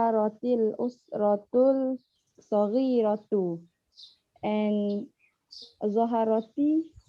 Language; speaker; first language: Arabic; non-native, learner; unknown